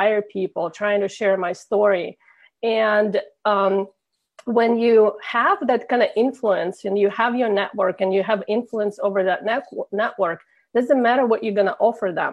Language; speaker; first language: English; non-native, fluent; Russian